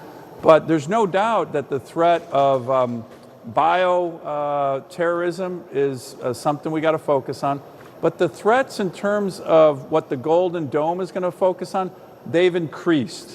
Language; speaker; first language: English; native; English